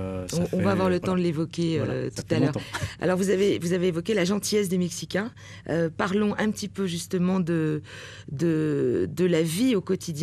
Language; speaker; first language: French; native; French